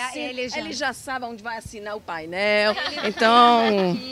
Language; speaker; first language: Portuguese; non-native, fluent; French